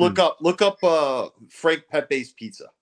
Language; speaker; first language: English; native; English